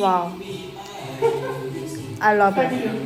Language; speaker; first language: English; non-native, learner; Korean